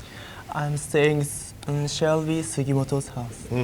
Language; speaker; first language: English; non-native, learner; Japanese